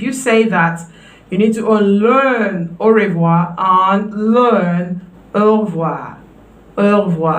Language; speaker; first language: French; non-native, fluent; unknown